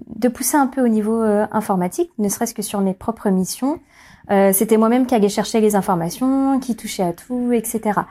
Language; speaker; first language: French; native; French